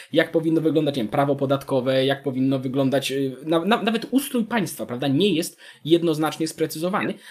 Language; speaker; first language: Polish; native; Polish